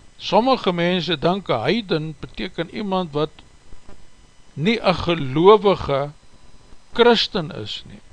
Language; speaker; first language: Afrikaans; native; Afrikaans